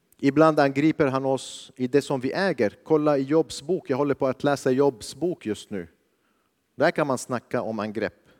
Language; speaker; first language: Swedish; non-native, fluent; Arabic